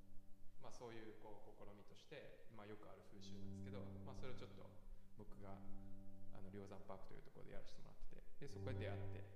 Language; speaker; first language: Japanese; native; Japanese